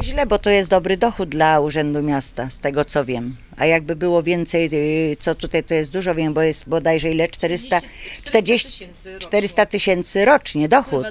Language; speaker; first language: Polish; native; Polish